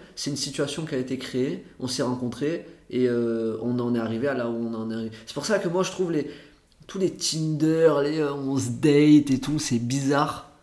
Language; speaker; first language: French; early bilingual, other home language; Portuguese